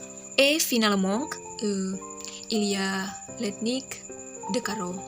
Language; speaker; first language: French; non-native, learner; Indonesian